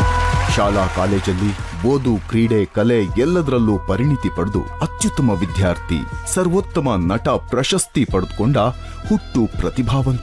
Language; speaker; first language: Kannada; native; Kannada